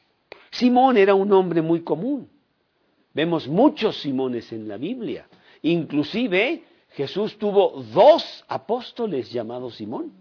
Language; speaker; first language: Spanish; native; Spanish